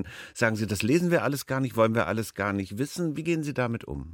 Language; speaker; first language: German; native; German